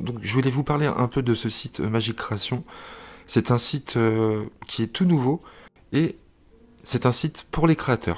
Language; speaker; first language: French; native; French